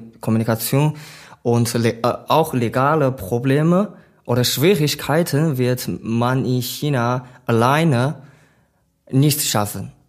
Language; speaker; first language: German; non-native, learner; Chinese